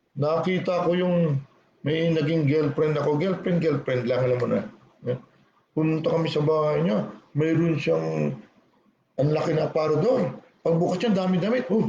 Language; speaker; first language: Filipino; non-native, local second language; Hiligaynon